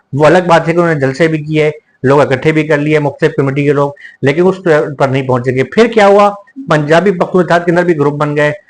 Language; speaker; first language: Urdu; native; Urdu